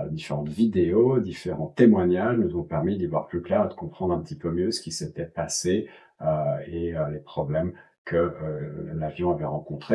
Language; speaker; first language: French; native; French